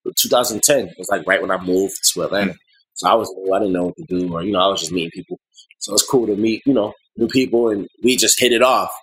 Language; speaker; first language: English; native; English